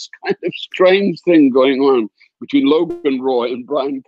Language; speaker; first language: English; native; English